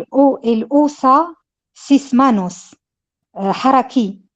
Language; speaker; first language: Spanish; non-native, learner; Arabic